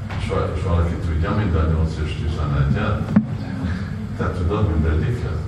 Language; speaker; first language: Hungarian; non-native, learner; Russian